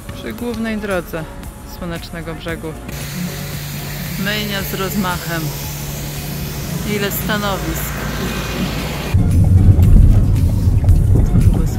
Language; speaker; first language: Polish; native; Polish